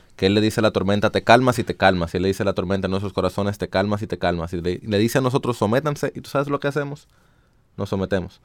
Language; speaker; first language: Spanish; native; Spanish